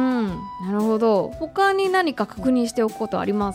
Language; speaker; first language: Japanese; native; Japanese